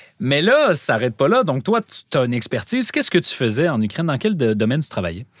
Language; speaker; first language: French; native; French